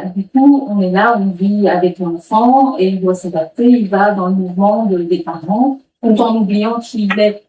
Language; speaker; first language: French; early bilingual, other home language; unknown